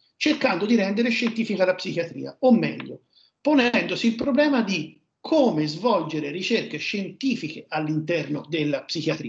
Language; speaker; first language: Italian; native; Italian